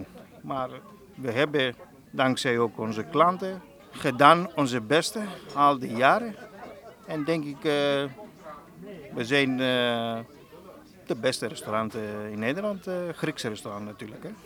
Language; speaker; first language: Dutch; non-native, fluent; Greek